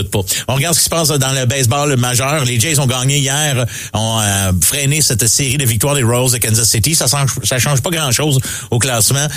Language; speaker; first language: French; native; French